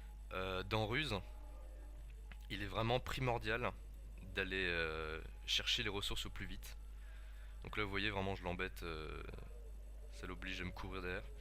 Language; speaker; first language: French; native; French